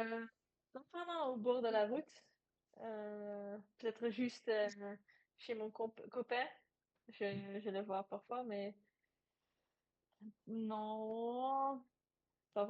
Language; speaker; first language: French; non-native, learner; Dutch